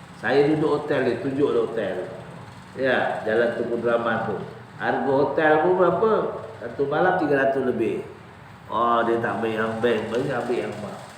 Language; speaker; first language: Malay; native; Malay